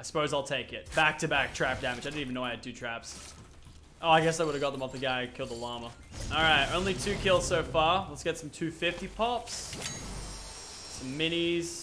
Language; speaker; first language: English; native; English